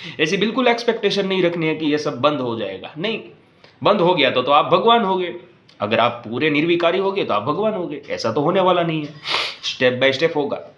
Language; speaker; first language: Hindi; non-native, local second language; Gujarati